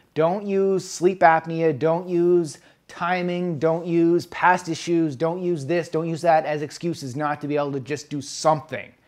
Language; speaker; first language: English; native; English